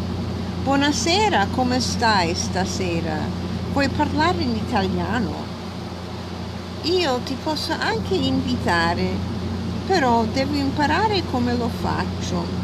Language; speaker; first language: Italian; early bilingual, heritage; Italian